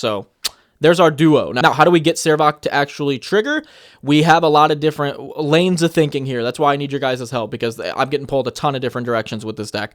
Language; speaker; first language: English; native; English